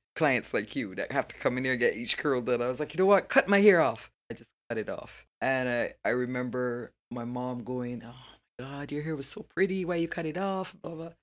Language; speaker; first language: English; native; English